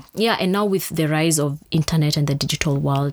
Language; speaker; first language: English; non-native, local second language; Kikuyu